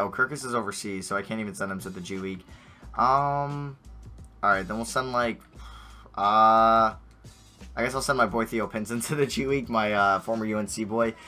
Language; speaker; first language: English; native; English